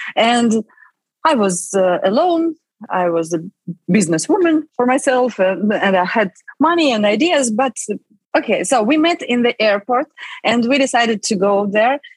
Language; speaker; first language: English; non-native, fluent; Russian